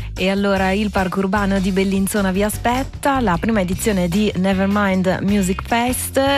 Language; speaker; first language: Italian; native; Italian